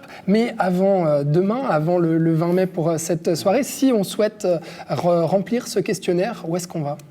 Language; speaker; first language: French; native; French